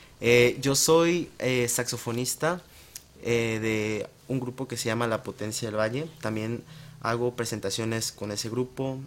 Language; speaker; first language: Spanish; native; Spanish